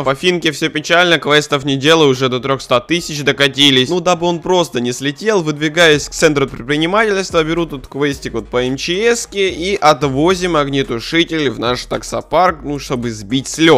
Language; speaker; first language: Russian; native; Russian